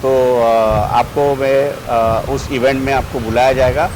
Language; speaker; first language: Hindi; non-native, local second language; Marathi